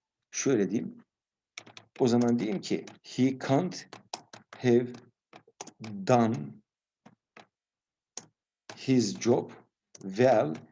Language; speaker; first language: English; non-native, fluent; Turkish